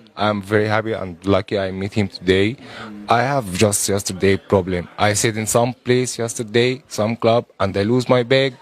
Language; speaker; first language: English; non-native, learner; Arabic